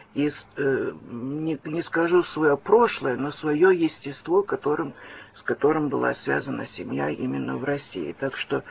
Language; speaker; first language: Russian; early bilingual, heritage; Russian